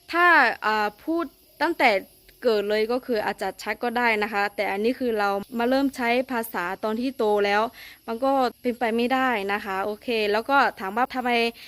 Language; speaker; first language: Thai; non-native, local second language; Akha